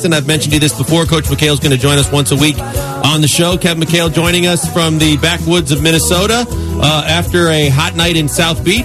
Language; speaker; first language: English; native; English